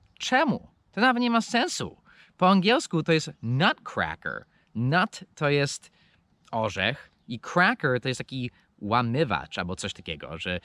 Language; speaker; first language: Polish; non-native, fluent; English